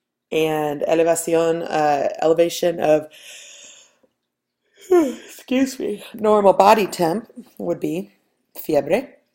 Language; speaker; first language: English; native; English